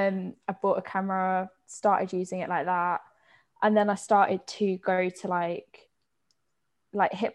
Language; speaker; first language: English; native; English